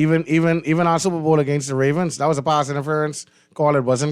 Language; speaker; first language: English; native; English